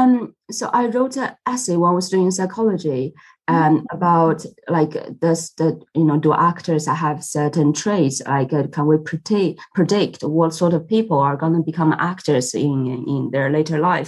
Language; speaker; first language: English; non-native, fluent; Chinese